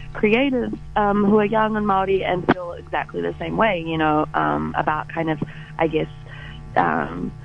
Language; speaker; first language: English; native; English